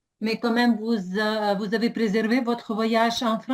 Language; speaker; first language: French; non-native, fluent; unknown